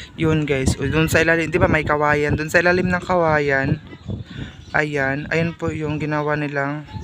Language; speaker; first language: Filipino; non-native, local second language; Cebuano